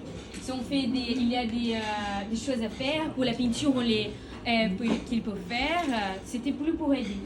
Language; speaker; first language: French; non-native, learner; Portuguese